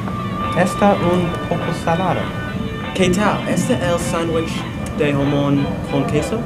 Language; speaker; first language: Spanish; non-native, learner; English